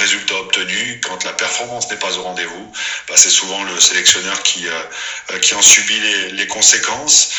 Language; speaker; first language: French; native; French